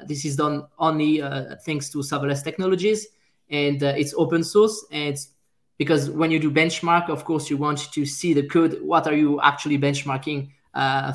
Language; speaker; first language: English; non-native, fluent; French